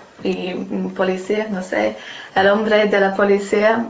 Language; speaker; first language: Spanish; non-native, learner; English